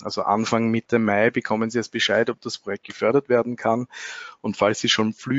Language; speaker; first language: German; native; German